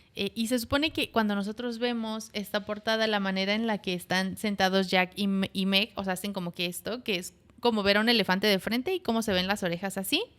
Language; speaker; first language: Spanish; native; Spanish